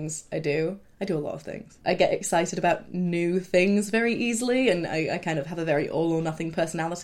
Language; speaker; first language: English; native; English